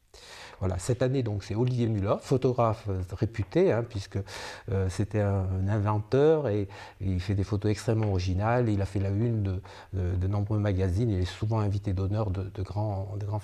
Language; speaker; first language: French; native; French